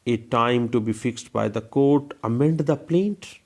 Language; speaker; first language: English; non-native, local second language; Urdu